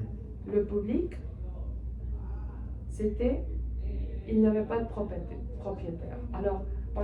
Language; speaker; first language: French; non-native, fluent; Spanish